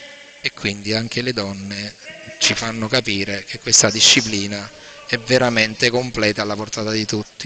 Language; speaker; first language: Italian; native; Italian